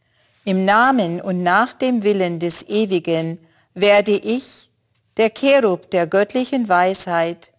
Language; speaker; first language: German; native; German